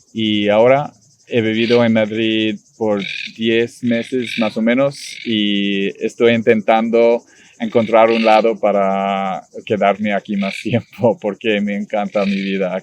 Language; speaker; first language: Spanish; non-native, learner; English